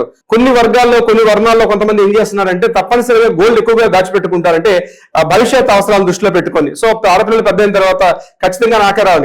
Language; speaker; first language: Telugu; native; Telugu